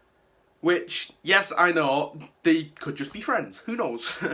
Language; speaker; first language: English; native; English